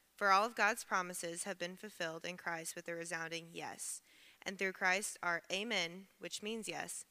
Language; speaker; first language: English; native; English